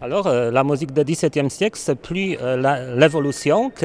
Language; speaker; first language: French; non-native, learner; Polish